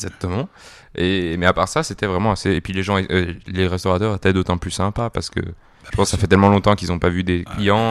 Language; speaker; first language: French; native; French